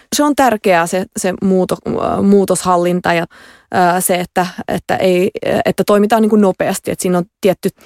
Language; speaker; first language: Finnish; non-native, local second language; Russian